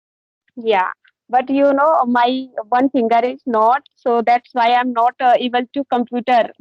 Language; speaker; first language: English; non-native, learner; Hindi